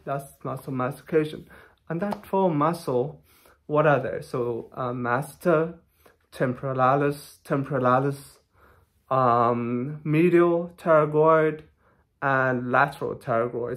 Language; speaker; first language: English; non-native, fluent; Thai